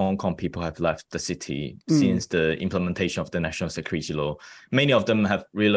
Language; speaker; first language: English; non-native, local second language; Cantonese